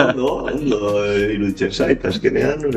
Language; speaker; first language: Basque; non-native, learner; Spanish